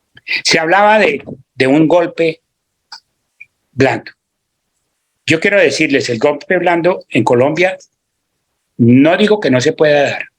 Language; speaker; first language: Spanish; native; Spanish